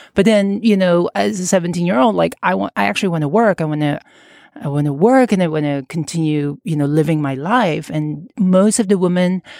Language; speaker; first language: English; non-native, local second language; Filipino